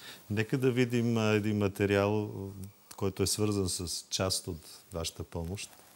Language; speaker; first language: Bulgarian; native; Bulgarian